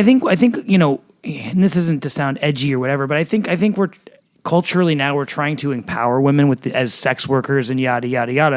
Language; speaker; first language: English; native; English